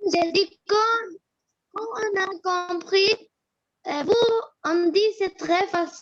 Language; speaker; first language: French; non-native, learner; Arabic